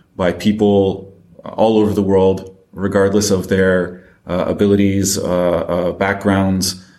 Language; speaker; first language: English; non-native, fluent; French